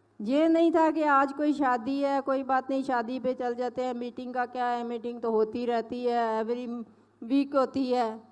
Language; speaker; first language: Hindi; non-native, local second language; Punjabi